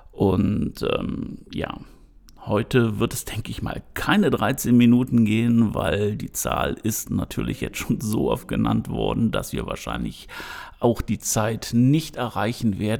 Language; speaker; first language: German; native; German